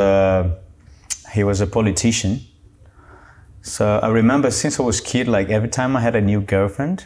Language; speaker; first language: English; non-native, fluent; Portuguese